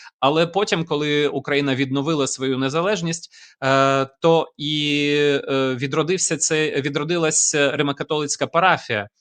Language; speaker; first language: Ukrainian; native; Ukrainian